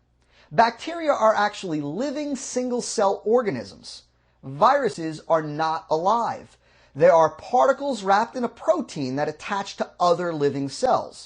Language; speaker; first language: English; native; English